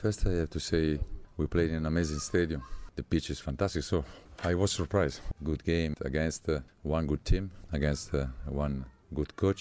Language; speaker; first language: English; non-native, learner; Italian